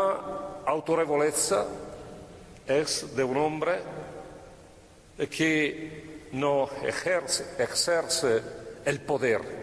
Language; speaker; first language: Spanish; non-native, fluent; Italian